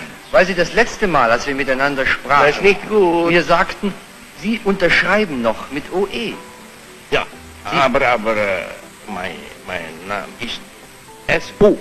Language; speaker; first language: German; non-native, fluent; Javanese